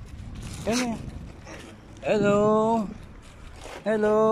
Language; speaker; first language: English; non-native, local second language; Filipino